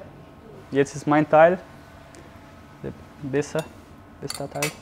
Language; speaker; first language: German; non-native, learner; Portuguese